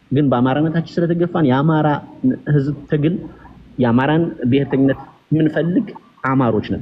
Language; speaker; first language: Amharic; native; Amharic